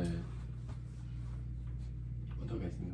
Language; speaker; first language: Korean; non-native, learner; Chinese